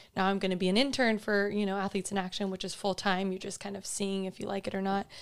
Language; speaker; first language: English; native; English